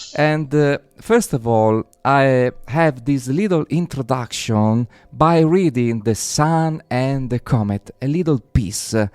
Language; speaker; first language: English; non-native, learner; Italian